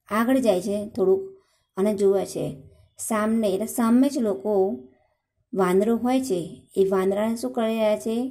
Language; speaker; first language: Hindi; non-native, local second language; Gujarati